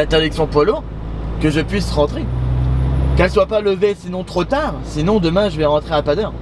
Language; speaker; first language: French; native; French